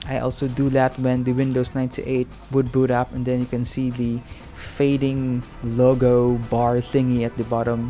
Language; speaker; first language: English; non-native, local second language; Hiligaynon